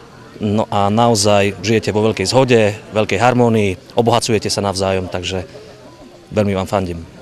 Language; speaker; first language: Slovak; native; Slovak